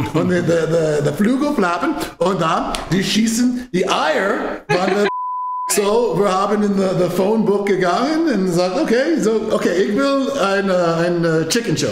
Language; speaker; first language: German; non-native, learner; English